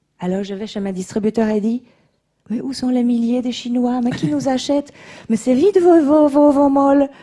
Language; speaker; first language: French; non-native, fluent; Polish